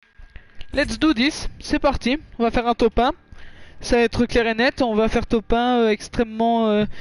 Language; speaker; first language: French; native; French